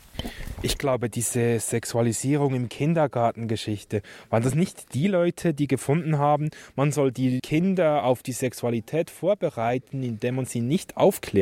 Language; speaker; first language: German; native; German